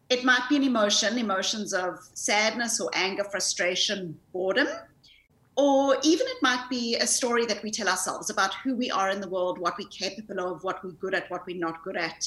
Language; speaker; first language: English; native; English